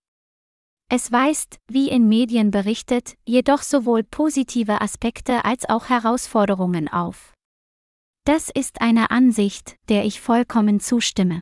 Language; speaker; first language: German; non-native, learner; Vietnamese